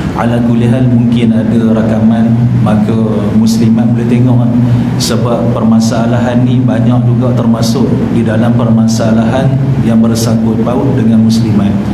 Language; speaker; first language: Malay; native; Malay